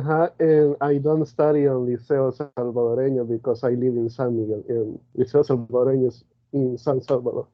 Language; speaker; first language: English; non-native, learner; Spanish